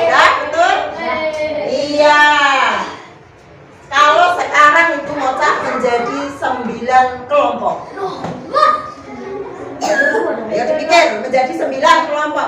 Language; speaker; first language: Indonesian; native; Indonesian